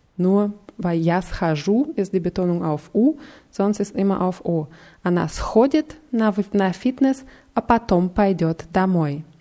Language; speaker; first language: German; non-native, fluent; Russian